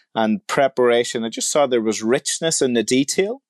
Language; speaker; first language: English; native; English